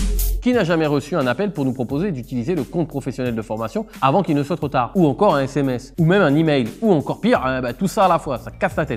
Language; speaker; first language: French; native; French